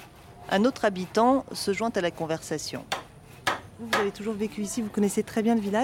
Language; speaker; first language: French; native; French